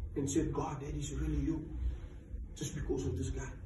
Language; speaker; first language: English; non-native, local second language; Afrikaans